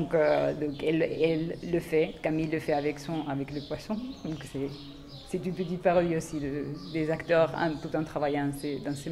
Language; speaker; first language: French; non-native, fluent; Spanish